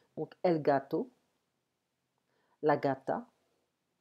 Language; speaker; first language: Spanish; non-native, learner; French